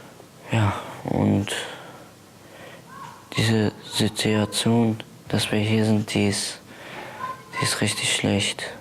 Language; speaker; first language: German; early bilingual, other home language; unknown